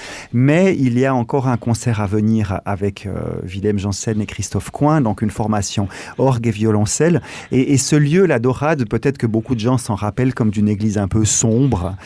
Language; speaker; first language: French; native; French